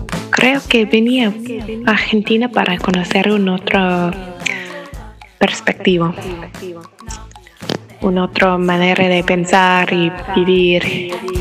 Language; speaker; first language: Spanish; non-native, fluent; English